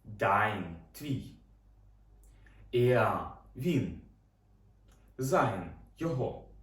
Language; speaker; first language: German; non-native, fluent; Ukrainian